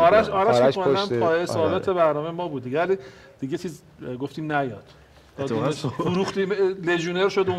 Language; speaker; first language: Persian; native; Persian